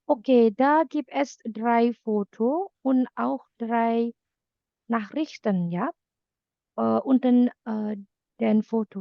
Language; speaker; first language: German; non-native, fluent; Indonesian